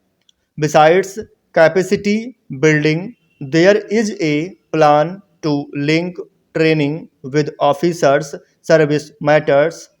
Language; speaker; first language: English; non-native, local second language; Hindi